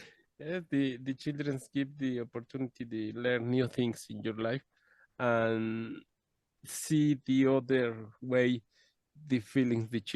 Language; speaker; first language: English; non-native, learner; Spanish